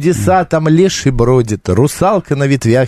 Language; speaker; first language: Russian; native; Russian